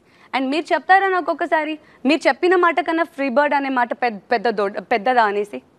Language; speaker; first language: Telugu; native; Telugu